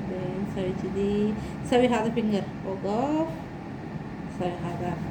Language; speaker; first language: Arabic; non-native, learner; Telugu